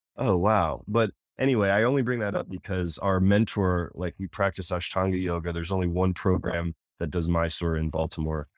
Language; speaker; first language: English; native; English